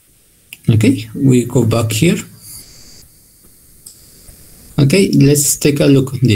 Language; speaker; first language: English; non-native, learner; Spanish